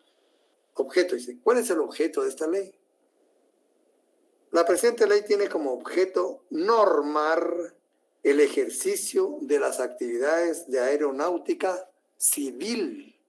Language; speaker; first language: Spanish; native; Spanish